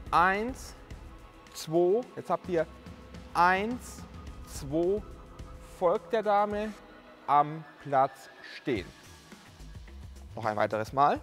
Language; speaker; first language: German; native; German